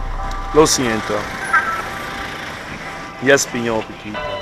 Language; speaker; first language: Spanish; non-native, learner; English